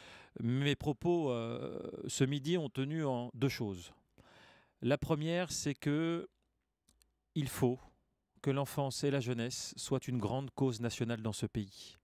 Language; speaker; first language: French; native; French